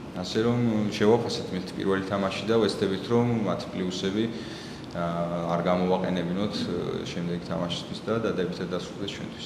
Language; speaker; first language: Georgian; native; Georgian